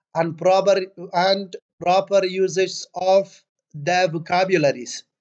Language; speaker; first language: English; non-native, fluent; Persian